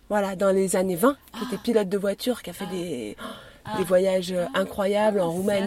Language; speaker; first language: French; native; French